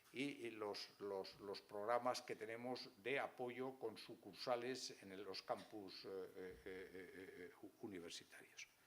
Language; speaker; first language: Spanish; native; Spanish